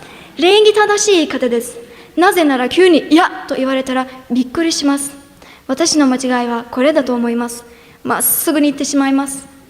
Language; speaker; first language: Japanese; non-native, fluent; Turkish